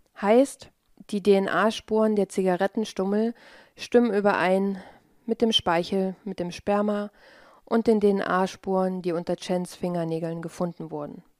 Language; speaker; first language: German; native; German